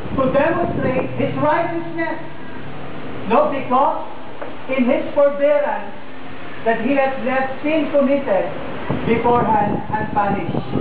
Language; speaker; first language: English; non-native, local second language; Filipino